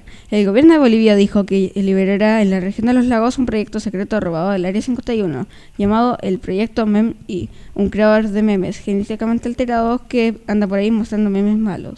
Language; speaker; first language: Spanish; native; Spanish